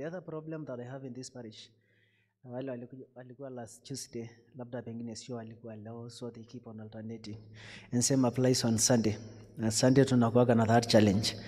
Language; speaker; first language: English; non-native, local second language; Swahili